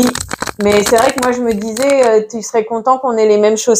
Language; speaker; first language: French; native; French